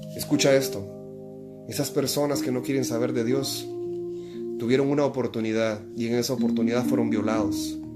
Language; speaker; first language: Spanish; native; Spanish